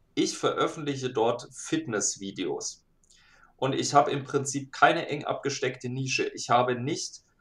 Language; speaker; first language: German; native; German